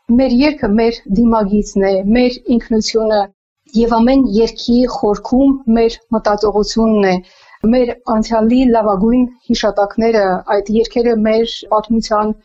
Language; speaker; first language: Armenian; native; Armenian